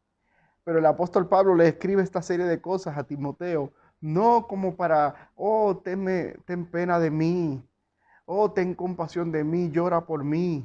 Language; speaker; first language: Spanish; native; Spanish